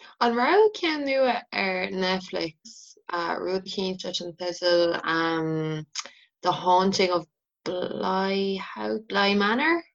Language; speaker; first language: Irish; native; Irish